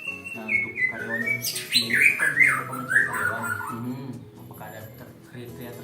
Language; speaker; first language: Indonesian; native; Indonesian